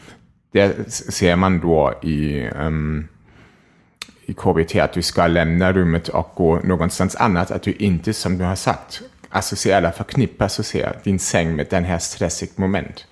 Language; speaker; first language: Swedish; non-native, fluent; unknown